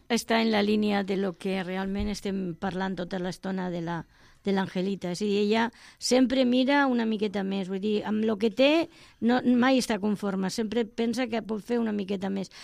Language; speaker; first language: Catalan; non-native, local second language; Spanish